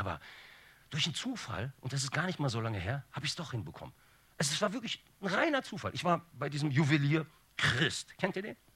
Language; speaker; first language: German; early bilingual, other home language; Turkish